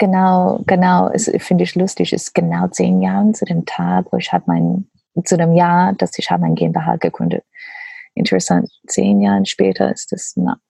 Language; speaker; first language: German; non-native, learner; English